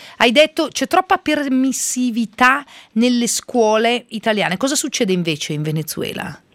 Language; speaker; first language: Italian; native; Italian